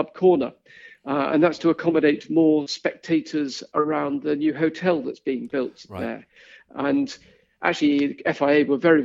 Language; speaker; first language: English; native; English